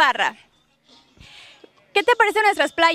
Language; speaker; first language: Spanish; native; Spanish